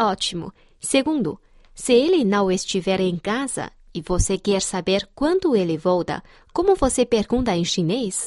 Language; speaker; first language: Portuguese; non-native, fluent; Chinese